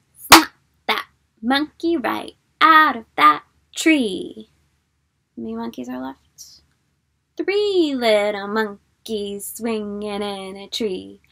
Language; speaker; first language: English; native; English